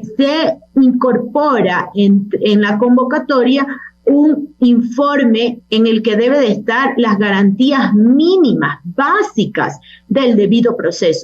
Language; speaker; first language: Spanish; native; Spanish